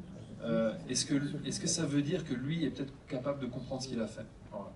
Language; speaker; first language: French; native; French